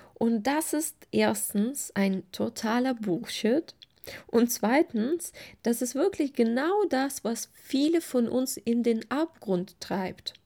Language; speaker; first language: German; non-native, fluent; Russian